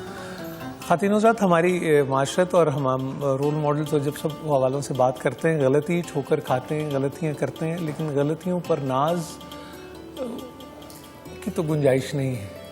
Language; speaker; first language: Urdu; native; Urdu